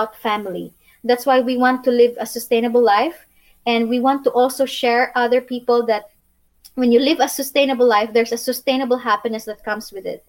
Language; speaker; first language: English; non-native, local second language; Cebuano